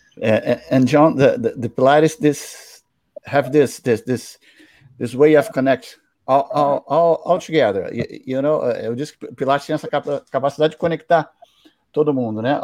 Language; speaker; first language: English; non-native, learner; Portuguese